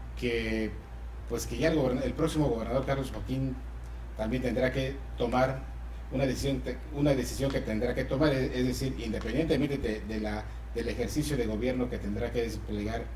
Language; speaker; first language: Spanish; native; Spanish